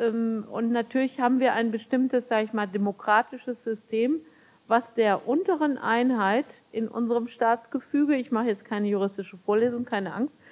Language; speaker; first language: German; native; German